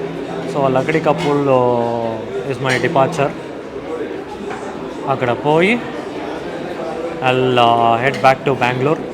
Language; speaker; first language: Telugu; non-native, learner; Kannada